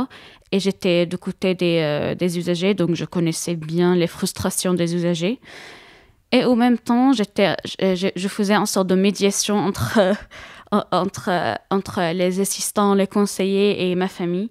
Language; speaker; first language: French; non-native, fluent; Arabic